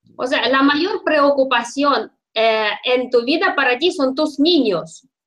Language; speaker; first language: Spanish; non-native, fluent; Russian